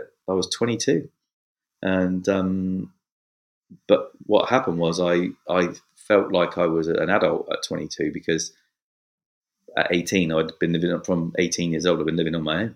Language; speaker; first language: English; native; English